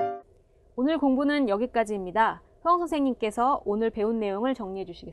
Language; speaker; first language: Korean; native; Korean